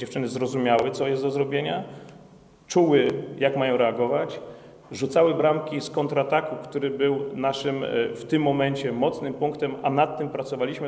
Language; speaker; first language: Polish; native; Polish